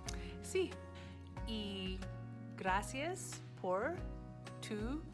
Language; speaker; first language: Spanish; non-native, learner; English